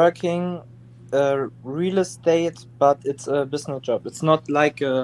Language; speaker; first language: English; non-native, learner; German